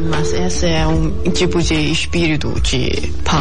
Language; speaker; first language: Portuguese; non-native, fluent; Chinese